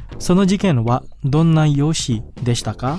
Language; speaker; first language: Japanese; non-native, fluent; Indonesian